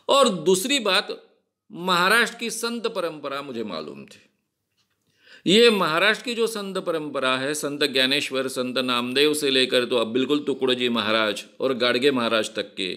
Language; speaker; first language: Hindi; non-native, local second language; Marathi